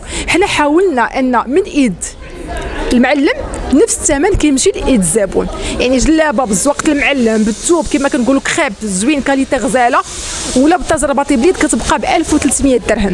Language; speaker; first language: Arabic; native; Arabic